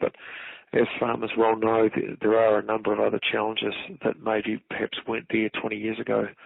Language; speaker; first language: English; native; English